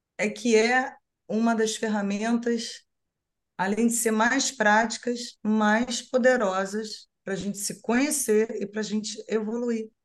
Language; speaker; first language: Portuguese; native; Portuguese